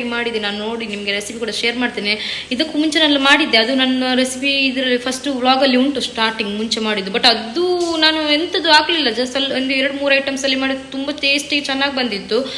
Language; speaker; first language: Kannada; non-native, local second language; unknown